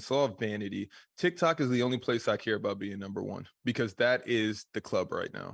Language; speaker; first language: English; native; English